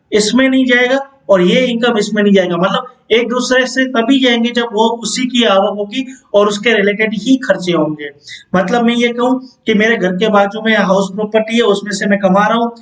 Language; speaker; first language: Hindi; non-native, local second language; Gujarati